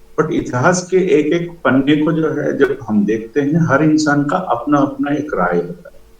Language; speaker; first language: Hindi; non-native, local second language; Telugu